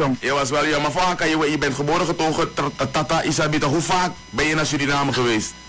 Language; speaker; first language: Dutch; native; Dutch